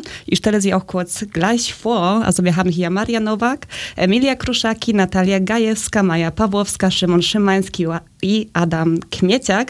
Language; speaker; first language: German; early bilingual, other home language; Polish